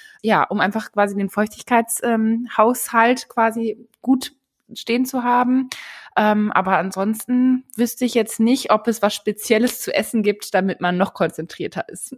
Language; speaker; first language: German; native; German